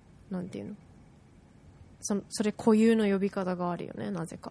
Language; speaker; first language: Japanese; early bilingual, heritage; Japanese